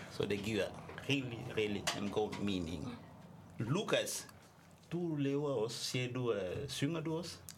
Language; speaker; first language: Danish; non-native, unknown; French